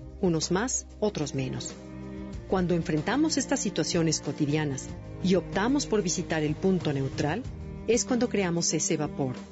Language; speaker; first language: Spanish; native; Spanish